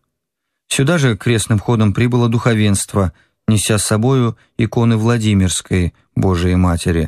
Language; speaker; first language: Russian; native; Russian